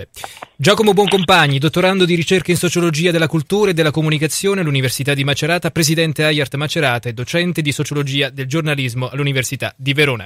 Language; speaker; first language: Italian; native; Italian